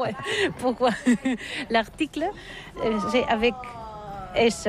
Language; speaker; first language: French; non-native, learner; Catalan